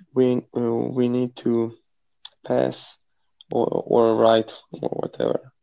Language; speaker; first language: English; non-native, fluent; Croatian